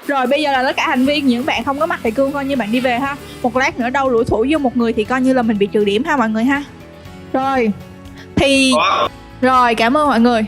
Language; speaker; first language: Vietnamese; native; Vietnamese